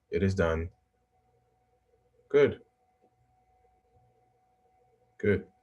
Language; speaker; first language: English; native; English